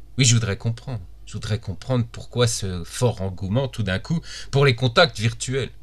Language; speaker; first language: French; native; French